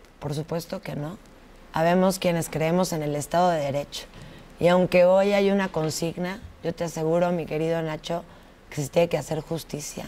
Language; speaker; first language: Spanish; native; Spanish